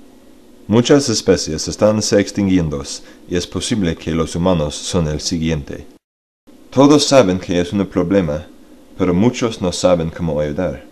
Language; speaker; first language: Spanish; non-native, learner; English